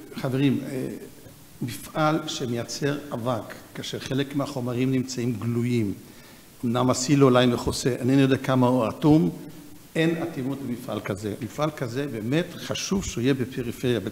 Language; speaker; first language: Hebrew; native; Hebrew